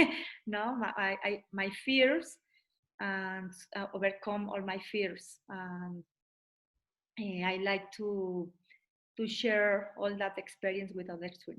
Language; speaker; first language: English; non-native, learner; Spanish